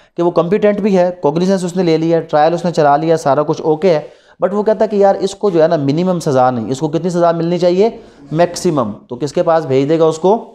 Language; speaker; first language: Urdu; non-native, local second language; Punjabi